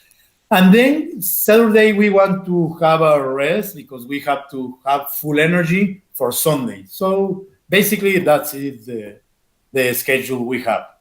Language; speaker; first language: English; non-native, fluent; Spanish